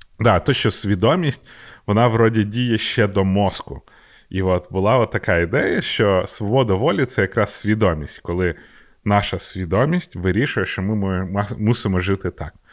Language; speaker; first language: Ukrainian; native; Ukrainian